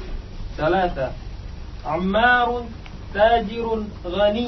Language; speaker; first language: Arabic; non-native, learner; Indonesian